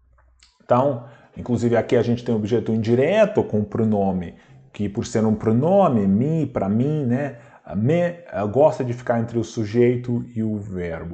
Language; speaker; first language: Portuguese; non-native, fluent; Russian